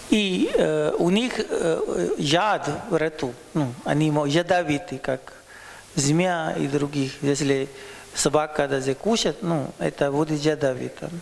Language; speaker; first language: Russian; non-native, learner; Hindi